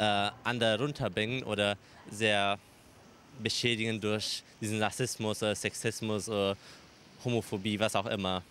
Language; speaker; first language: German; early bilingual, other home language; Romanian